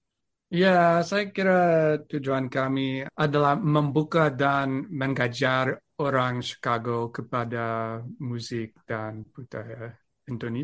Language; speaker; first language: Indonesian; non-native, fluent; English